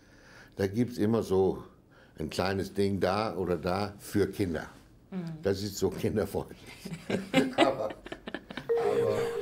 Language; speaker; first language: German; non-native, fluent; Danish